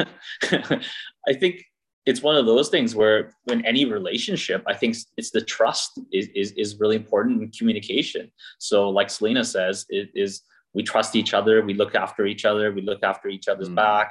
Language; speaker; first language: English; native; English